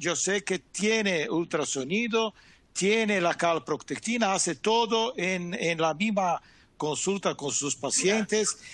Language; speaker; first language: Spanish; non-native, fluent; Portuguese